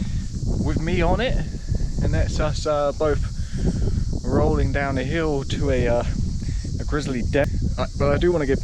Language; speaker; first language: English; native; English